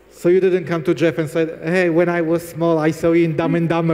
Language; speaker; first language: English; non-native, fluent; Polish